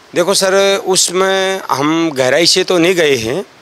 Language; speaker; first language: Hindi; native; Hindi